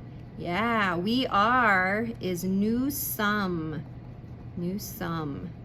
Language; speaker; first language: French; non-native, fluent; English